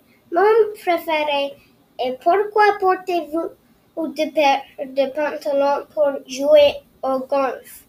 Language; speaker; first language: French; non-native, learner; English